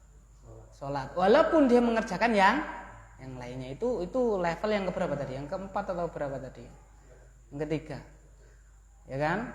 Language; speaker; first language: Indonesian; native; Indonesian